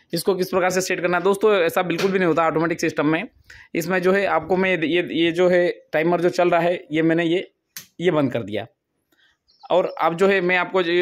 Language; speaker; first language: Hindi; native; Hindi